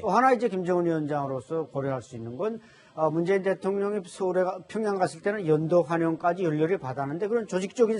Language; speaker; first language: Korean; native; Korean